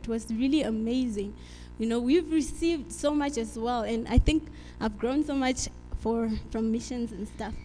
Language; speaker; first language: English; non-native, local second language; Afrikaans